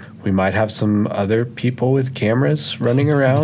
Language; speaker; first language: English; native; English